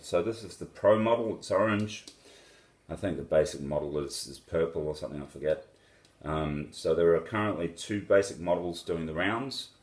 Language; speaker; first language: English; native; English